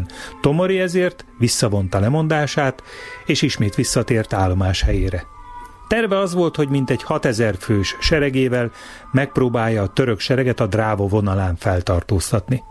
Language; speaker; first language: Hungarian; native; Hungarian